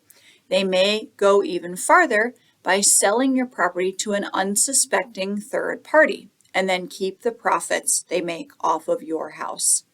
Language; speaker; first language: English; native; English